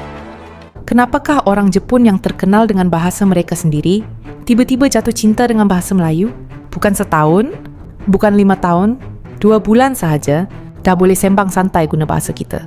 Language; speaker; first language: Malay; native; Malay